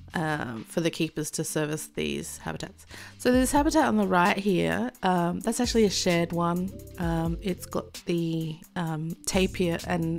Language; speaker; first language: English; native; English